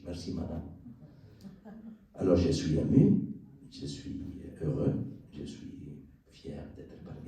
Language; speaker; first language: French; non-native, learner; Spanish